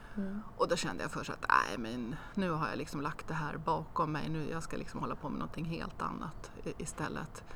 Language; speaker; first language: Swedish; native; Swedish